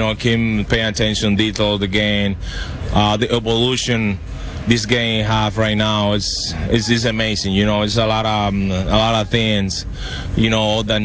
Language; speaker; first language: English; non-native, fluent; Spanish